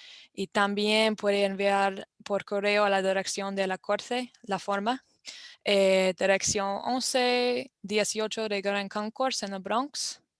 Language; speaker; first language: Spanish; non-native, fluent; English